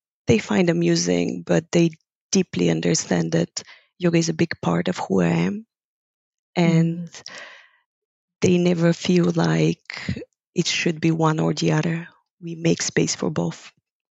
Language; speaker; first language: English; non-native, fluent; Bulgarian